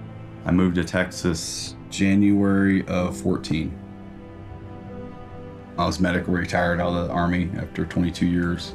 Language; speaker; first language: English; native; English